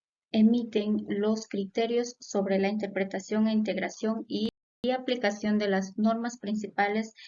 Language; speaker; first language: Spanish; native; Spanish